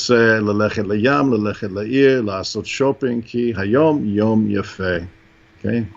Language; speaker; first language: Hebrew; non-native, fluent; English